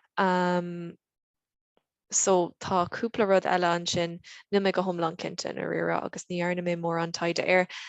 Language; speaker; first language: Irish; non-native, local second language; English